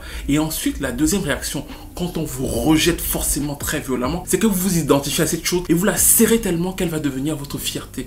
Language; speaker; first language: French; native; French